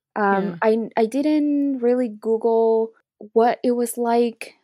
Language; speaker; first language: English; early bilingual, other home language; Spanish